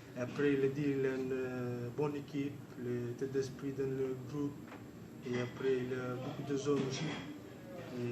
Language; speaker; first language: French; non-native, learner; Fijian